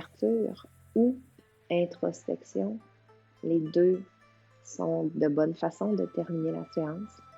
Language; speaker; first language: French; native; French